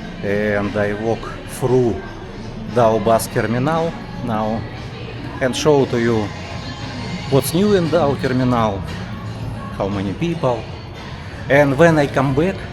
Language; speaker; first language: English; non-native, learner; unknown